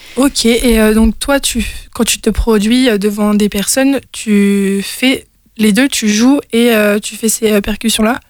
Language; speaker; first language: French; native; French